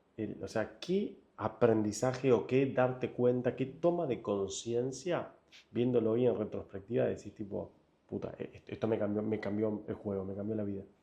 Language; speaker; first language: Spanish; native; Spanish